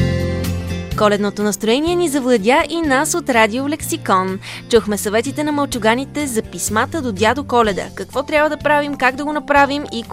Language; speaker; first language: Bulgarian; native; Bulgarian